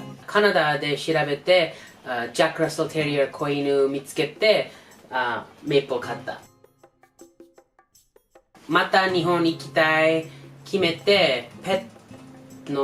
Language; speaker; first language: Japanese; non-native, learner; English